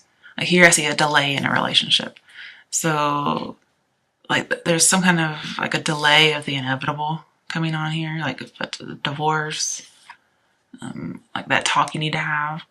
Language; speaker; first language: English; native; English